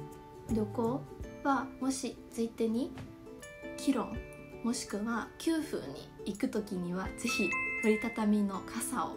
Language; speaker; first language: Japanese; non-native, fluent; Chinese